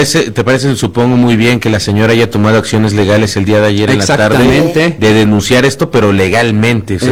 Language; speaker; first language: Spanish; native; Spanish